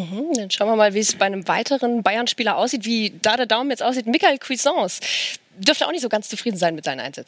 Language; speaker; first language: German; native; German